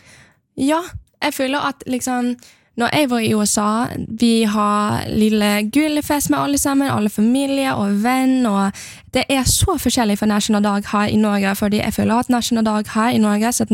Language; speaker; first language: Norwegian; non-native, learner; English